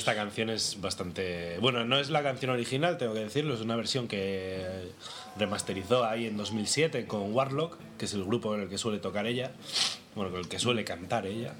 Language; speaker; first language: Spanish; native; Spanish